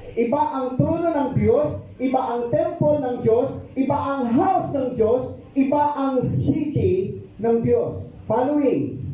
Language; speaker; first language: Filipino; non-native, local second language; Pampanga